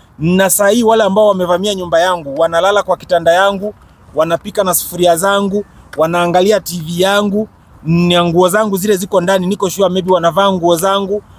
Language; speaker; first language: Swahili; native; Swahili